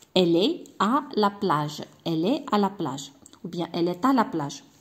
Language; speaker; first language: French; non-native, local second language; Arabic